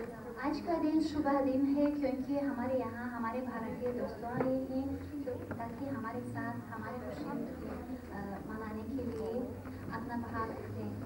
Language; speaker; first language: Hindi; non-native, fluent; Tajik